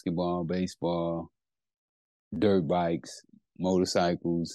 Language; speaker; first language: English; native; English